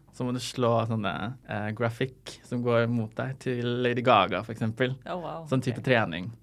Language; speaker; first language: Norwegian; non-native, fluent; Arabic